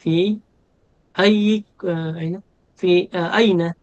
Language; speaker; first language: Arabic; non-native, fluent; Filipino